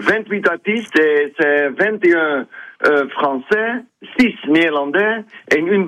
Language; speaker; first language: French; non-native, learner; Dutch